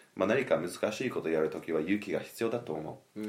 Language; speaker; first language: Japanese; non-native, fluent; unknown